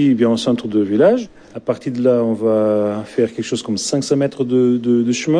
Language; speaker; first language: French; non-native, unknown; Portuguese